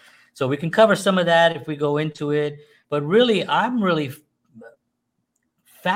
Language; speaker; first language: English; native; English